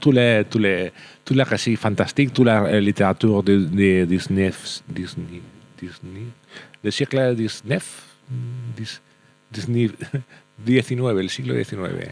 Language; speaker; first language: French; non-native, learner; Spanish